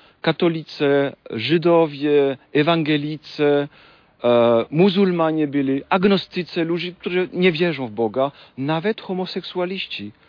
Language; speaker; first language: Polish; non-native, fluent; French